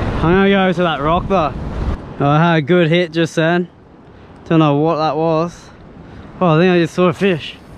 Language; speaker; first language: English; native; English